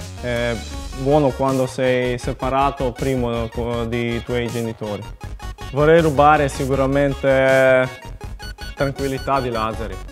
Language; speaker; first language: Italian; non-native, learner; Macedonian